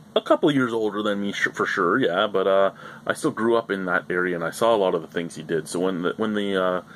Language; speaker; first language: English; native; English